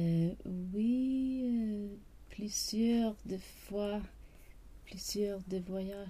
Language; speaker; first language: French; non-native, learner; Swedish